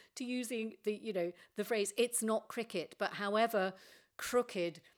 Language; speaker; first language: English; native; English